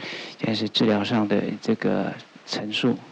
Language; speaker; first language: Chinese; native; Chinese